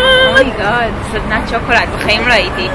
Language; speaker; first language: Hebrew; native; Hebrew